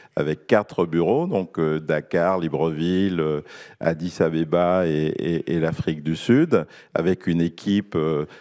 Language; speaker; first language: French; native; French